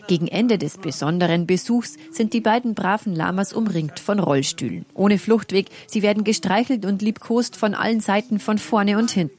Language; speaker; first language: German; native; German